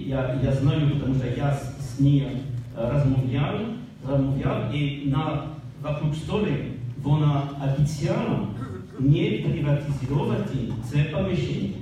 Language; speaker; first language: Ukrainian; non-native, learner; French